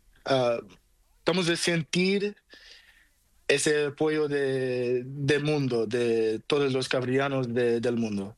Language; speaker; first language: Spanish; non-native, learner; Portuguese